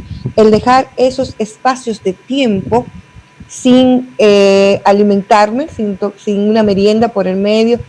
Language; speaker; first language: Spanish; native; Spanish